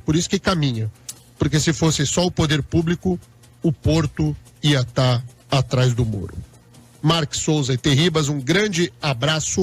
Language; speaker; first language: Portuguese; native; Portuguese